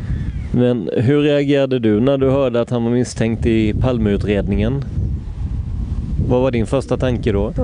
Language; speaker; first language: Swedish; native; Swedish